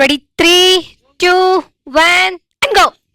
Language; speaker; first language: Telugu; native; Telugu